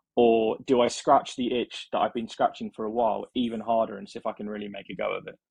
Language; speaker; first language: English; native; English